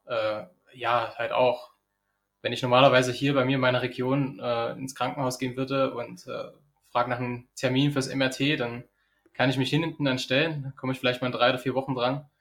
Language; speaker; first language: German; native; German